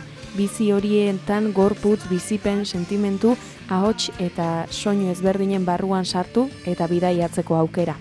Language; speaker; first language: Basque; native; Basque